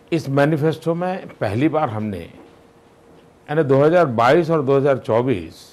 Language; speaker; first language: Hindi; non-native, local second language; Gujarati